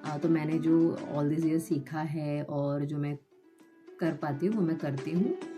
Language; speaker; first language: Hindi; non-native, local second language; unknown